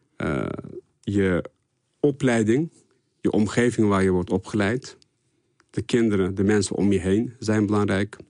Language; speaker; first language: Dutch; early bilingual, other home language; Turkish